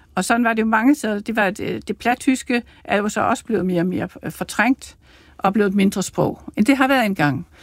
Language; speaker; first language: Danish; early bilingual, heritage; Danish